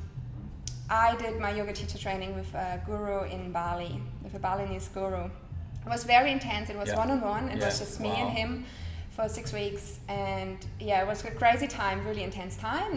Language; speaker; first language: English; non-native, fluent; German